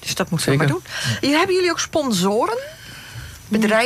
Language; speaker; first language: Dutch; native; Dutch